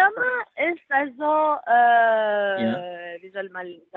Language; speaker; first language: German; non-native, fluent; Spanish